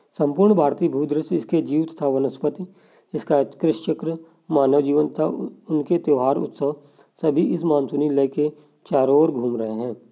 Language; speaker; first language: Hindi; native; Hindi